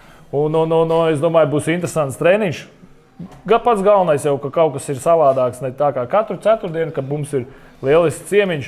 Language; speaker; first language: Latvian; native; Latvian